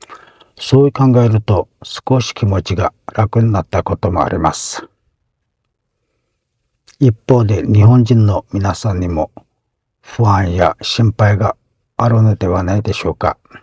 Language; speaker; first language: Japanese; non-native, fluent; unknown